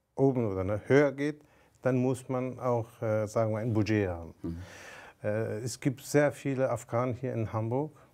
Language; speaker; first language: German; non-native, fluent; Persian